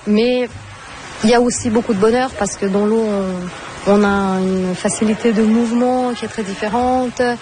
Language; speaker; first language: French; non-native, fluent; Portuguese